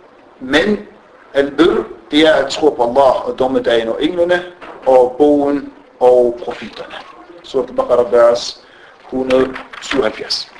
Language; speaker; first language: Danish; non-native, fluent; Arabic